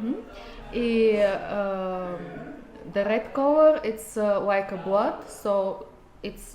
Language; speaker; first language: English; non-native, learner; Bulgarian